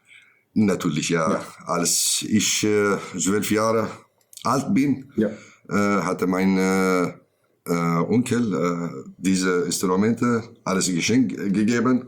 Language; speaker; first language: German; non-native, learner; Kurdish